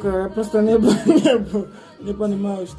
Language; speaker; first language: Russian; non-native, learner; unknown